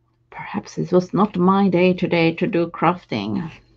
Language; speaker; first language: English; non-native, fluent; Swedish